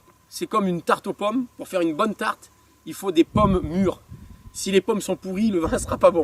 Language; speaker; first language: French; native; French